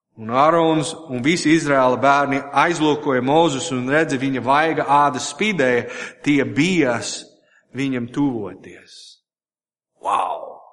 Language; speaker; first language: Latvian; non-native, fluent; English